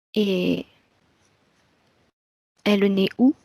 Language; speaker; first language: French; native; French